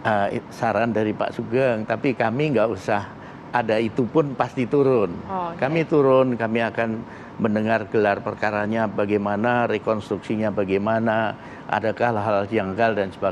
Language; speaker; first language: Indonesian; native; Indonesian